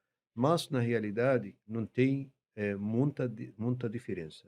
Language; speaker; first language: Portuguese; non-native, fluent; Arabic